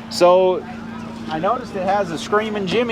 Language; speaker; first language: English; native; English